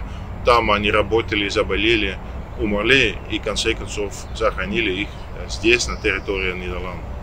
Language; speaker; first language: Russian; non-native, learner; Dutch